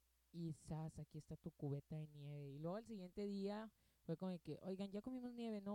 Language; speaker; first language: Spanish; native; Spanish